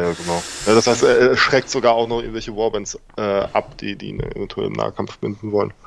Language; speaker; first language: German; native; German